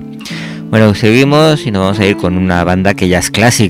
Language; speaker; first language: Spanish; native; Spanish